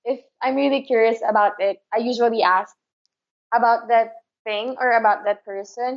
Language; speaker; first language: English; non-native, local second language; Filipino